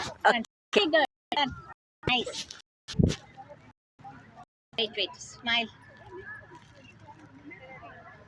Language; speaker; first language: English; non-native, learner; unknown